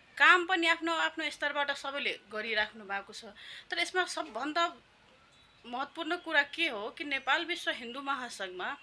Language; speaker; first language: Nepali; non-native, local second language; Maithili